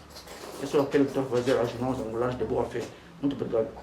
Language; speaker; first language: Portuguese; native; Portuguese